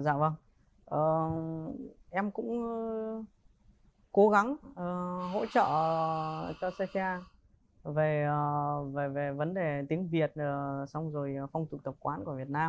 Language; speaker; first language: Vietnamese; early bilingual, heritage; Vietnamese